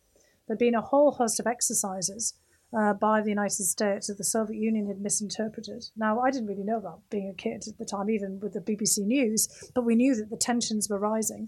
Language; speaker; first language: English; native; English